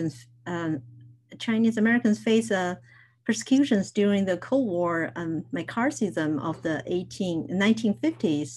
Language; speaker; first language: English; non-native, fluent; Chinese